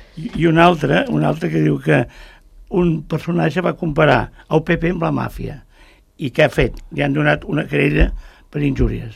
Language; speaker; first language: Catalan; native; Catalan